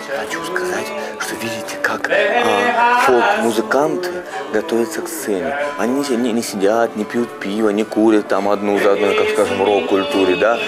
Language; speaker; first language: Russian; native; Russian